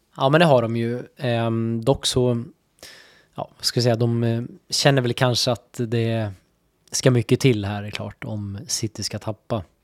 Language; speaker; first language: Swedish; native; Swedish